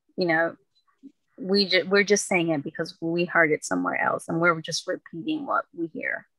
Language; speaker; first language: English; early bilingual, other home language; Spanish